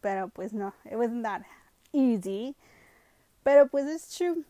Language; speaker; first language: English; early bilingual, other home language; Spanish